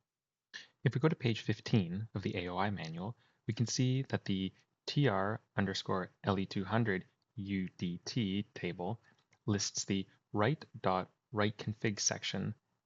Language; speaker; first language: English; native; English